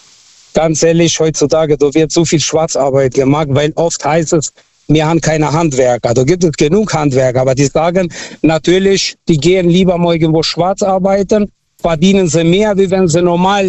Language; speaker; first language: German; early bilingual, other home language; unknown